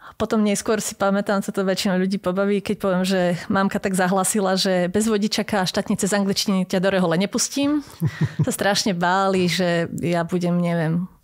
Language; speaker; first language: Slovak; native; Slovak